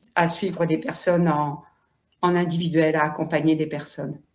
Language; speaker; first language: French; native; French